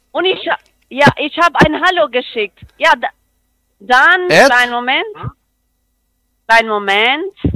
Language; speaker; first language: German; non-native, learner; Spanish